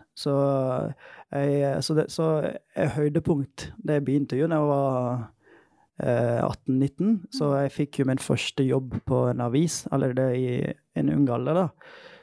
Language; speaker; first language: Norwegian; non-native, fluent; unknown